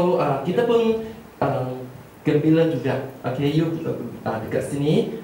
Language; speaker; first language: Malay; non-native, local second language; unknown